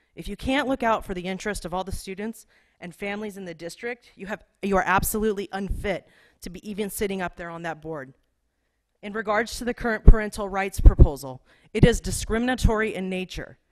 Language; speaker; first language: English; native; English